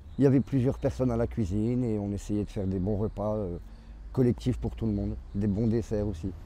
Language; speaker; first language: French; native; French